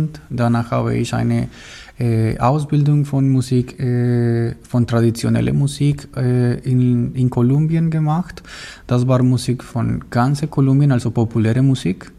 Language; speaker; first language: German; non-native, learner; Spanish